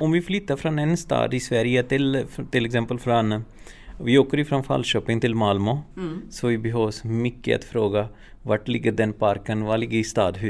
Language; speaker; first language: Swedish; non-native, learner; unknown